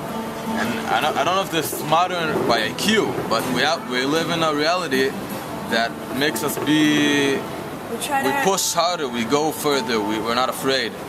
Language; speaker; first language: English; non-native, fluent; Hebrew